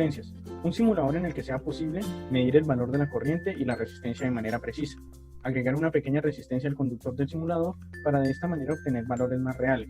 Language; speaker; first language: Spanish; native; Spanish